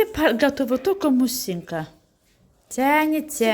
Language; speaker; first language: Russian; non-native, local second language; Azerbaijani